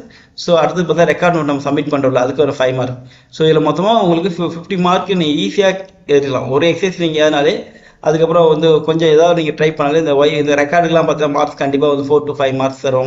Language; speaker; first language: Tamil; native; Tamil